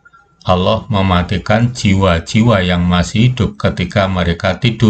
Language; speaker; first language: Indonesian; native; Indonesian